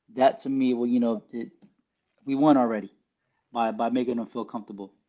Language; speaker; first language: English; early bilingual, other home language; Filipino